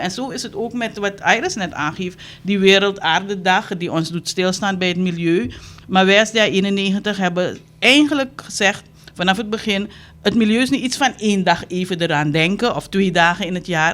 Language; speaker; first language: Dutch; native; Dutch